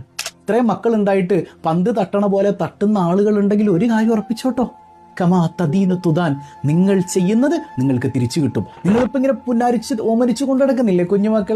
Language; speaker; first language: Malayalam; native; Malayalam